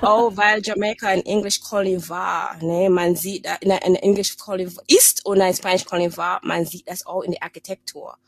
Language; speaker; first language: German; non-native, fluent; English